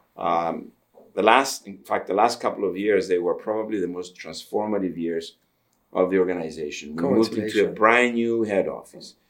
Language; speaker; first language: English; non-native, fluent; Greek